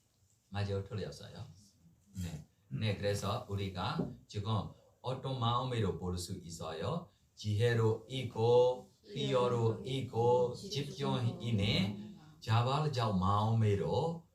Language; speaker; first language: Korean; non-native, learner; Burmese